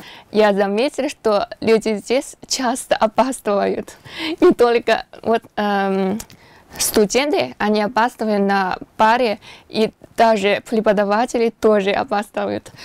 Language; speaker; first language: Russian; non-native, learner; Chinese